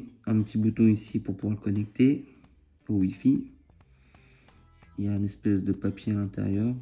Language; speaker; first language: French; native; French